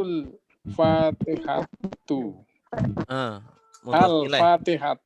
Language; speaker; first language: Arabic; non-native, learner; Indonesian